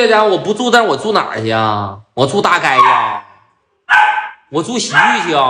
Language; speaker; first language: Chinese; native; Chinese